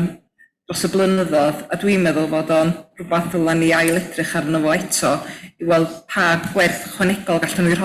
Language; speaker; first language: Welsh; native; Welsh